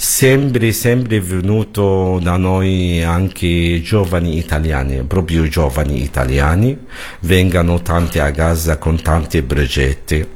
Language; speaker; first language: Italian; non-native, learner; Arabic